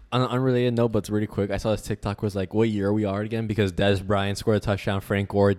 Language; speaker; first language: English; native; English